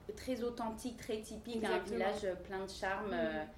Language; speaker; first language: French; native; French